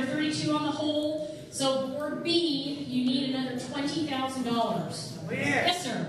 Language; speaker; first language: English; native; English